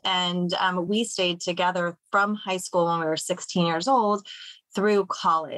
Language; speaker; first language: English; native; English